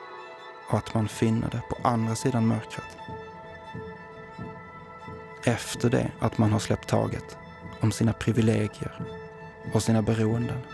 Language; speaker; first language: Swedish; native; Swedish